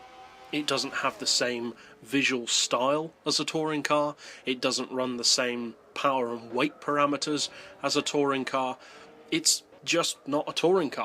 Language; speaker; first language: English; native; English